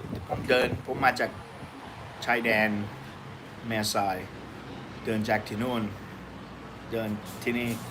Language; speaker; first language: Thai; non-native, learner; English